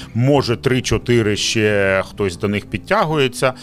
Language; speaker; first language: Ukrainian; non-native, local second language; Russian